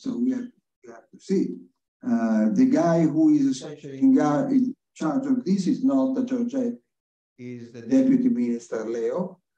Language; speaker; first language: English; non-native, fluent; Italian